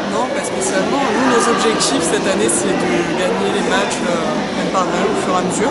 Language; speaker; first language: French; native; French